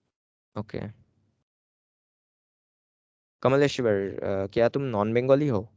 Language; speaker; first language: Hindi; non-native, local second language; Bangla